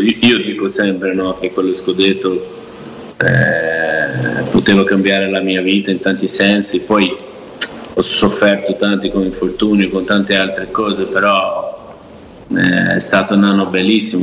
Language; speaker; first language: Italian; non-native, fluent; Portuguese